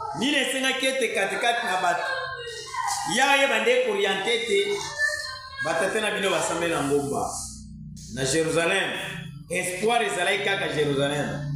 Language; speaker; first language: Lingala; non-native, local second language; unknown